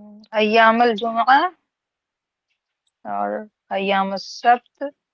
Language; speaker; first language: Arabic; non-native, learner; Urdu